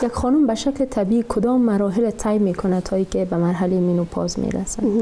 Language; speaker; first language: Persian; native; Persian